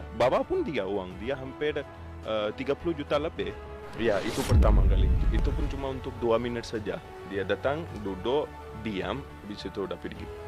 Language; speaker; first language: Indonesian; non-native, fluent; Urdu